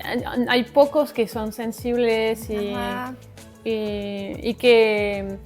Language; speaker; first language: Spanish; non-native, fluent; French